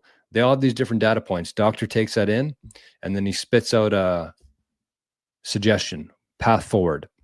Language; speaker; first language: English; native; English